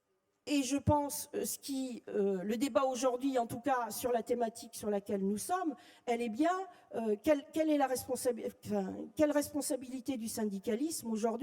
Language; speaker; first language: French; native; French